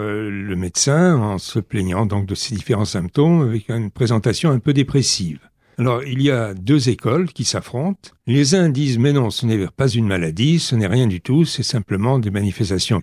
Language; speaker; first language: French; native; French